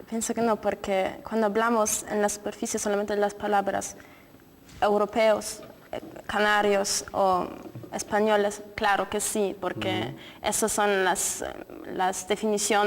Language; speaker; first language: Spanish; non-native, fluent; Polish